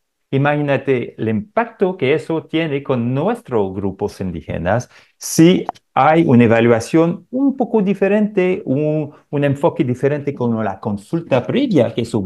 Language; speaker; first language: Spanish; non-native, fluent; French